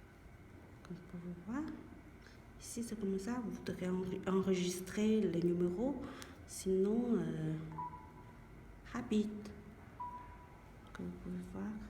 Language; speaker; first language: French; non-native, learner; Chinese